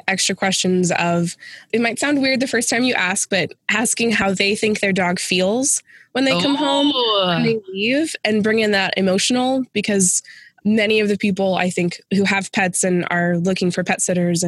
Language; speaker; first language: English; native; English